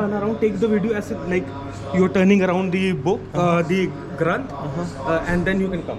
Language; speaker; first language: English; non-native, local second language; Hindi